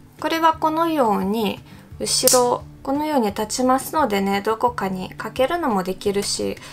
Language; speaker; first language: Japanese; non-native, fluent; Russian